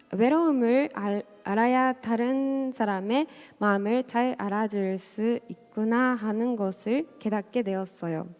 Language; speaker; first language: Korean; non-native, fluent; Japanese